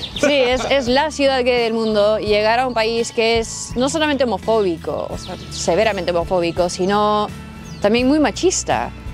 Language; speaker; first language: Spanish; early bilingual, heritage; Spanish